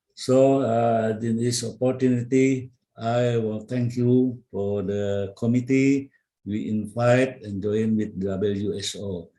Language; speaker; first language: English; non-native, learner; Indonesian